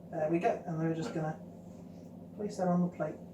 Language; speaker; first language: English; native; English